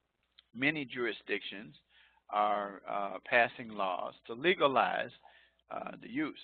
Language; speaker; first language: English; native; English